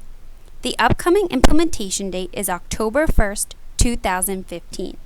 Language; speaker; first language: English; native; English